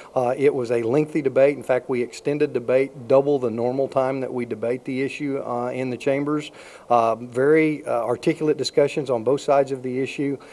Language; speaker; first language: English; native; English